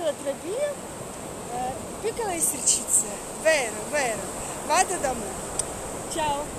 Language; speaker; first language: Italian; non-native, learner; Russian